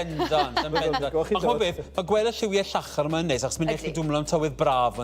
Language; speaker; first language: Welsh; native; Welsh